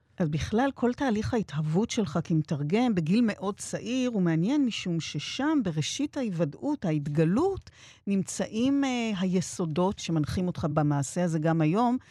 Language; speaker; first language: Hebrew; native; Hebrew